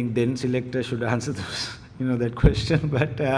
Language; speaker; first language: English; non-native, local second language; Sinhala